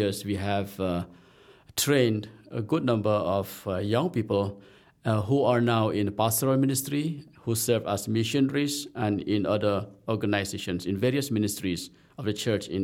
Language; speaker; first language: English; non-native, local second language; Khasi